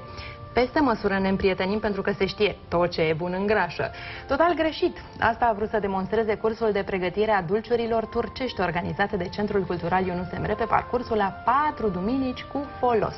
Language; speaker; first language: Romanian; native; Romanian